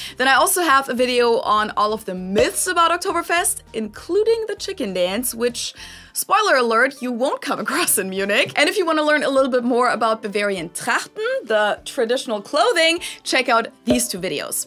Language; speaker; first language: English; non-native, fluent; German